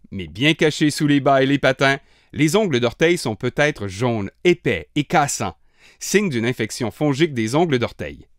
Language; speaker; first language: French; native; French